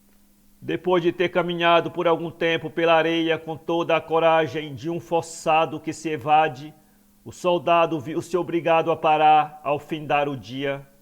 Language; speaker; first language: Portuguese; native; Portuguese